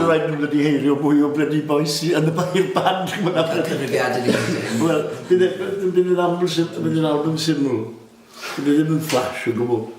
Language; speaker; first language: Welsh; native; Welsh